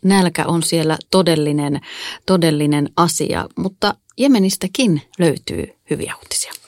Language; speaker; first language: Finnish; native; Finnish